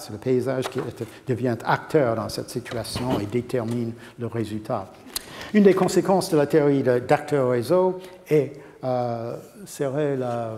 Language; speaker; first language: French; non-native, fluent; English